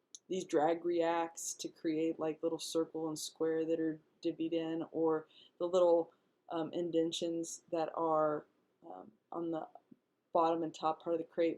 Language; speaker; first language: English; native; English